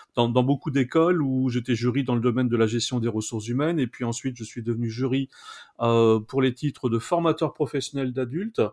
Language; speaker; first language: French; native; French